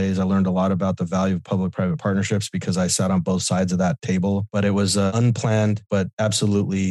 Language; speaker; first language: English; native; English